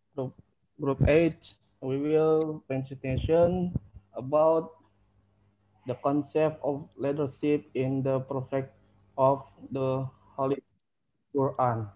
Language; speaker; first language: English; non-native, learner; Indonesian